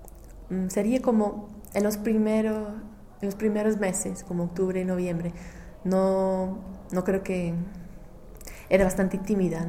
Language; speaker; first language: Spanish; non-native, fluent; English